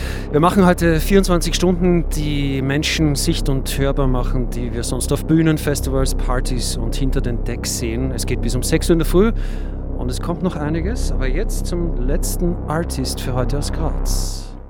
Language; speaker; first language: German; native; German